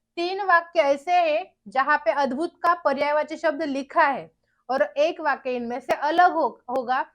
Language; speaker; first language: Hindi; non-native, local second language; Marathi